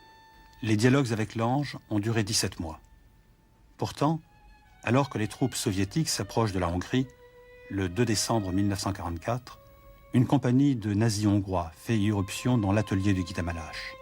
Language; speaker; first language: French; native; French